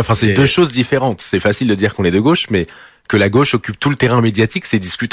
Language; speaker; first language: French; early bilingual, other home language; Portuguese